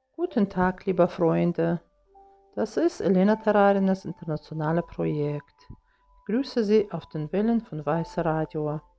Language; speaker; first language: German; non-native, fluent; Russian